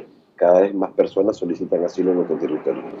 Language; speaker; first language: Spanish; native; Spanish